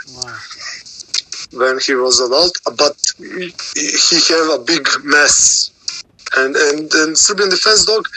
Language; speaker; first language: English; non-native, learner; Serbian